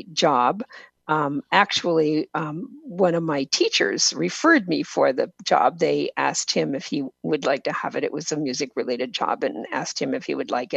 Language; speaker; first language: English; native; English